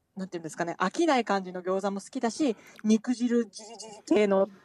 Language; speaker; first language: Japanese; native; Japanese